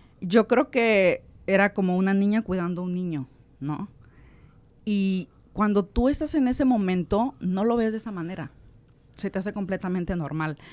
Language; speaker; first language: Spanish; native; Spanish